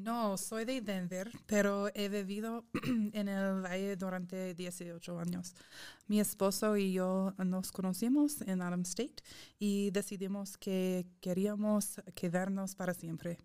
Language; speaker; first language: Spanish; non-native, fluent; English